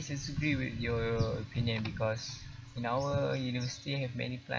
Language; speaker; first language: English; non-native, learner; Malay